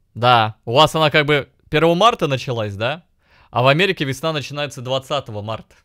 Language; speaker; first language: Russian; native; Russian